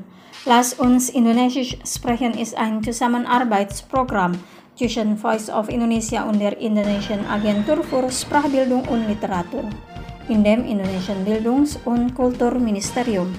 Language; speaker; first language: German; non-native, fluent; Indonesian